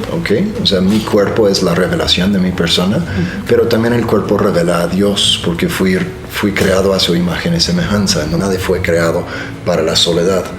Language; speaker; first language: Spanish; non-native, fluent; English